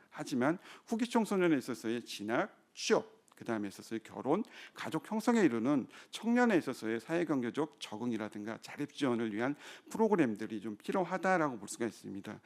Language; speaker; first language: Korean; native; Korean